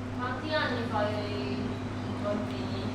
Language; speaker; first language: Italian; non-native, fluent; Polish